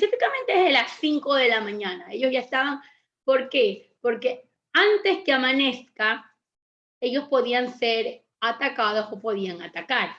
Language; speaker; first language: Spanish; native; Spanish